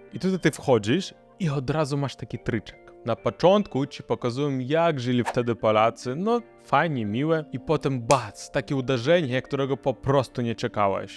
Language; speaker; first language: Polish; non-native, fluent; Russian